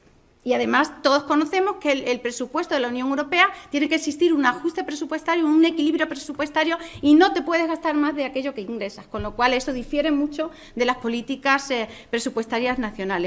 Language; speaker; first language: Spanish; native; Spanish